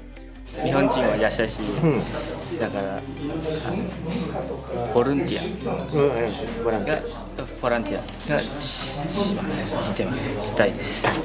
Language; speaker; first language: Japanese; non-native, learner; Indonesian